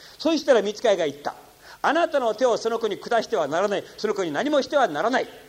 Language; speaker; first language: Japanese; non-native, fluent; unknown